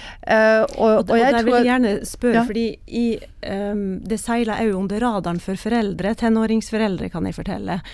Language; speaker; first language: Norwegian; native; Norwegian